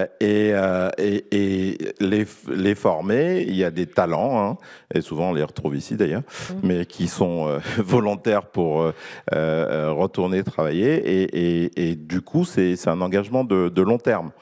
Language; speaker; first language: French; native; French